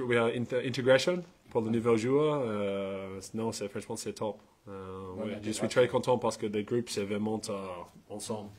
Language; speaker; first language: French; non-native, learner; English